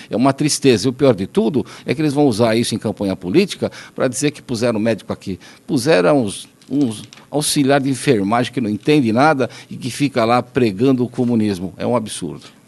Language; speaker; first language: Portuguese; native; Portuguese